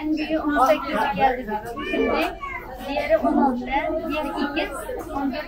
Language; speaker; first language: Turkish; non-native, learner; Uyghur